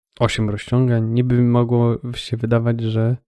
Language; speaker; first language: Polish; native; Polish